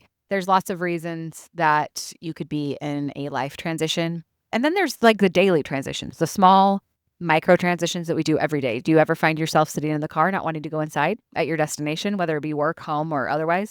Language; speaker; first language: English; native; English